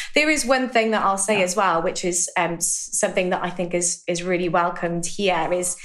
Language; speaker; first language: English; native; English